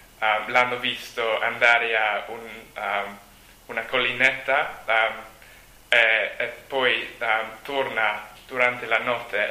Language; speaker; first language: Italian; non-native, learner; English